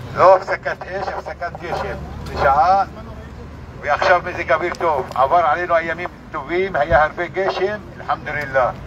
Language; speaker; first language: Hebrew; non-native, local second language; Arabic